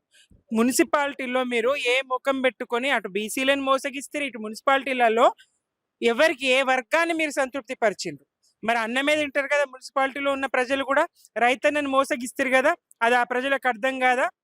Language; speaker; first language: Telugu; native; Telugu